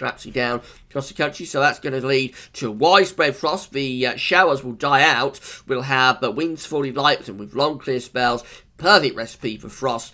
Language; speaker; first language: English; native; English